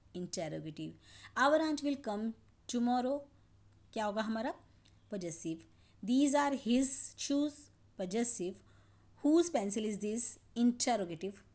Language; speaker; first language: Hindi; native; Hindi